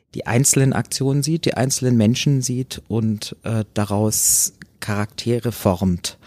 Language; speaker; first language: German; native; German